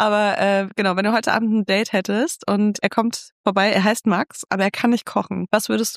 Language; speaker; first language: German; native; German